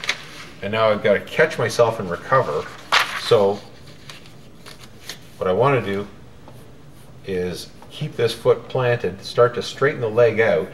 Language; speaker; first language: English; native; English